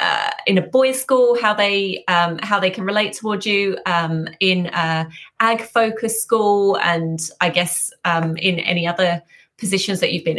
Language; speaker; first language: English; native; English